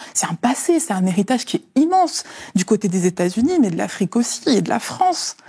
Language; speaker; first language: French; early bilingual, other home language; Lingala